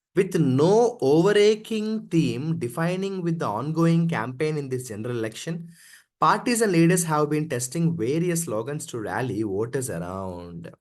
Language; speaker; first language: English; non-native, local second language; Telugu